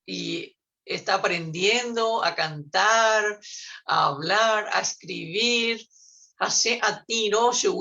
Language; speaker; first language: Spanish; native; Spanish